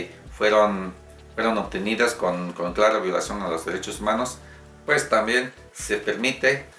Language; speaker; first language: Spanish; native; Spanish